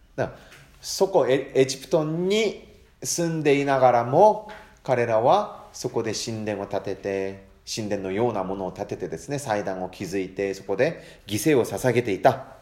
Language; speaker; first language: Japanese; non-native, fluent; Korean